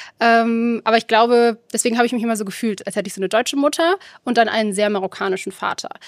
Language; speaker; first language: German; early bilingual, other home language; Arabic